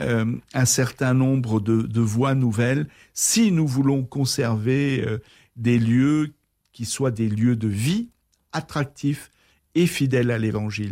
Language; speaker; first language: French; native; French